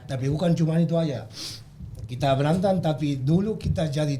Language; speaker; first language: Indonesian; non-native, learner; Spanish